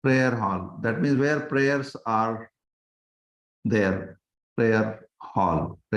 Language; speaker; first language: English; non-native, local second language; Marathi